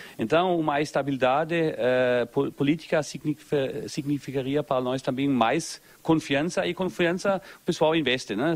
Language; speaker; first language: Portuguese; non-native, fluent; German